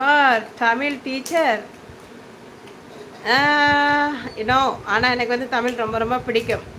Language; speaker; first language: Tamil; early bilingual, heritage; Tamil